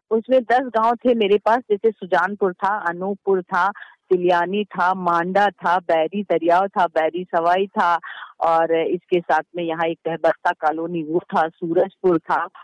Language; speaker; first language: Hindi; native; Hindi